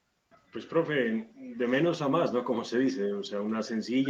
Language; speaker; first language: Spanish; native; Spanish